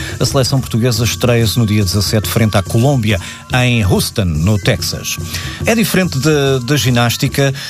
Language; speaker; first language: Portuguese; native; Portuguese